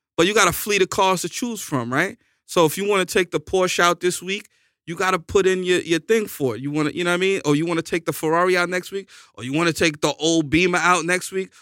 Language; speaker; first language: English; native; English